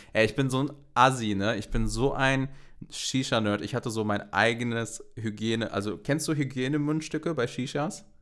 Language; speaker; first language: German; native; German